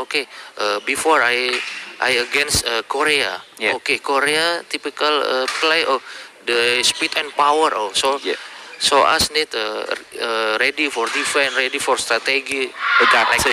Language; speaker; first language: English; non-native, learner; Indonesian